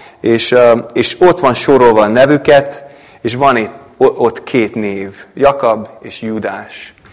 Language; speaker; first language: Hungarian; non-native, fluent; English